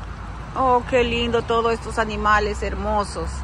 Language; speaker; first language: Spanish; native; Spanish